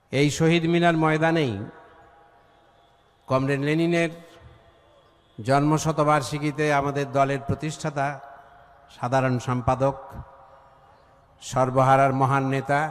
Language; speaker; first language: Bangla; native; Bangla